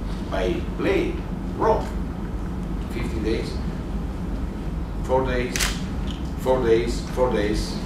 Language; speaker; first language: English; non-native, learner; Italian